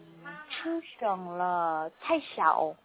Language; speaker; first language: Chinese; non-native, learner; Korean